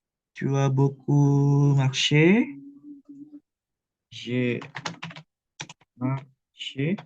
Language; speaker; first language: French; non-native, fluent; Indonesian